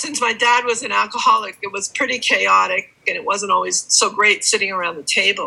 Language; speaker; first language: English; native; English